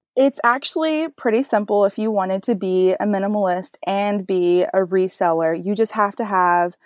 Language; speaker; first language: English; native; English